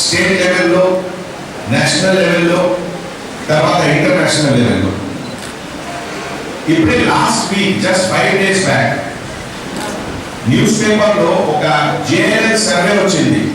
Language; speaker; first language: Telugu; non-native, fluent; Hindi